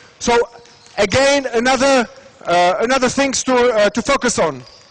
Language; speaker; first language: English; non-native, fluent; Czech